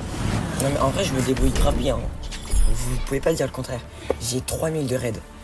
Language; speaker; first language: French; native; French